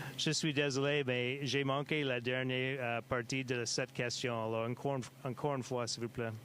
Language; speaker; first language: French; non-native, fluent; English